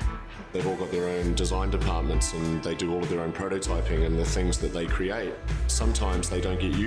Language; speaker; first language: English; native; English